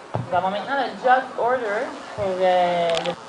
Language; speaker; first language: French; native; French